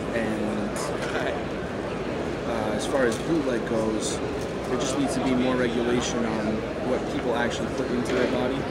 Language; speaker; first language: English; native; English